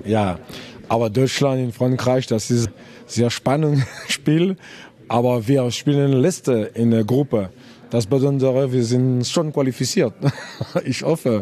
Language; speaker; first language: German; non-native, learner; French